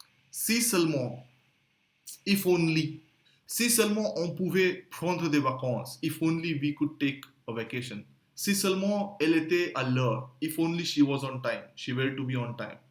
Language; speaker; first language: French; non-native, fluent; Hindi